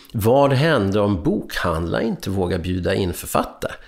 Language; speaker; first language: Swedish; early bilingual, other home language; Hungarian